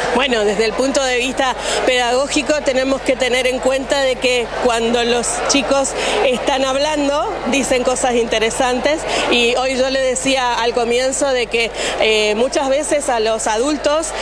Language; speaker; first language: Spanish; native; Spanish